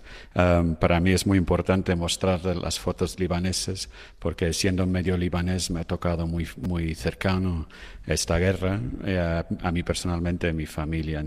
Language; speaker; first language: Spanish; non-native, fluent; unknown